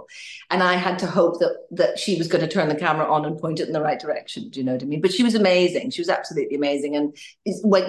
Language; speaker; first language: English; native; English